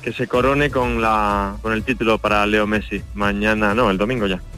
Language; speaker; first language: Spanish; non-native, fluent; French